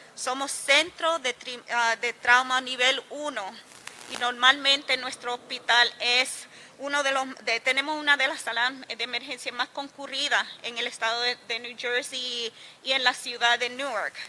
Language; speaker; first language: Spanish; early bilingual, heritage; Spanish